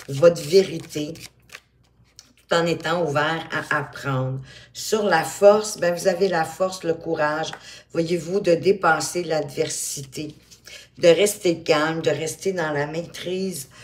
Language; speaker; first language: French; native; French